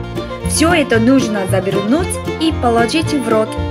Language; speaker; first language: Russian; non-native, fluent; Korean